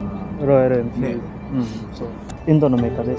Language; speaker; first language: Japanese; non-native, fluent; Hindi